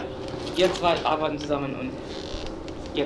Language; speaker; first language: German; non-native, fluent; English